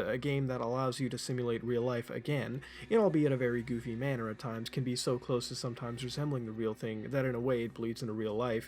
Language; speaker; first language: English; native; English